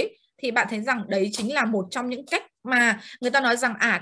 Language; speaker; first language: Vietnamese; native; Vietnamese